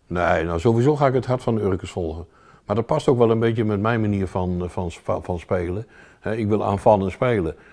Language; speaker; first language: Dutch; native; Dutch